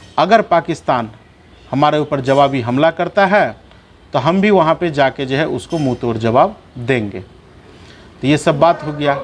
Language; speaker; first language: Hindi; native; Hindi